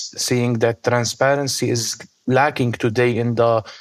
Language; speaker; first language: English; non-native, fluent; Arabic